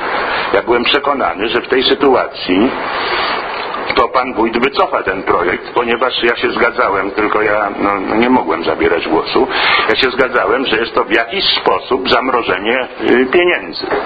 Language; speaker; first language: Polish; native; Polish